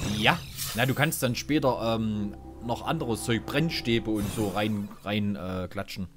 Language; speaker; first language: German; native; German